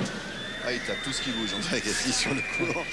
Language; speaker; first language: French; native; French